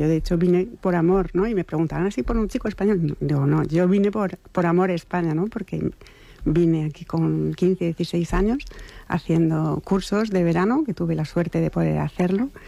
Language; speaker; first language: Spanish; non-native, fluent; French